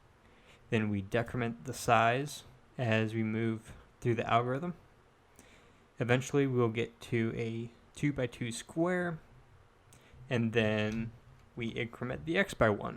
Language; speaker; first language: English; native; English